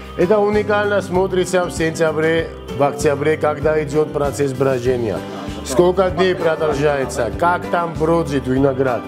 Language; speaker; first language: Russian; non-native, fluent; Georgian